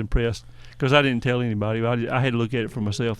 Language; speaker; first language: English; native; English